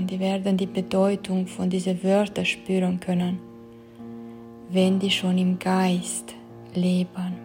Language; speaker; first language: German; non-native, fluent; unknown